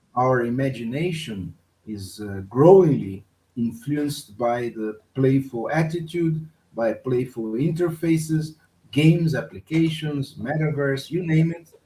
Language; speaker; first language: English; non-native, fluent; Portuguese